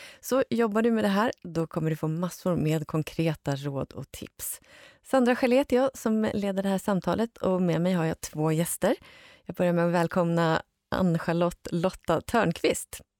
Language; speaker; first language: Swedish; native; Swedish